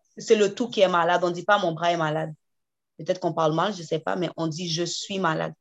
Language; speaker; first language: French; native; French